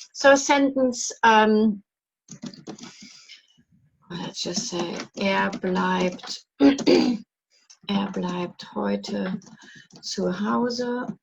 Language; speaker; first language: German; non-native, fluent; English